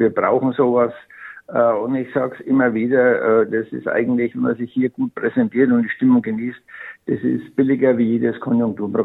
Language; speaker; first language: German; native; German